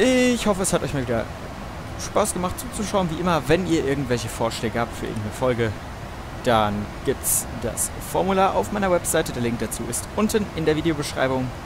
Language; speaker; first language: German; native; German